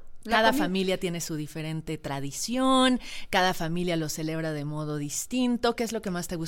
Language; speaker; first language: Spanish; native; Spanish